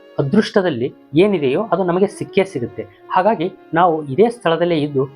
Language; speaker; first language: Kannada; native; Kannada